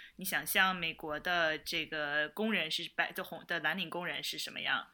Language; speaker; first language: Chinese; native; Chinese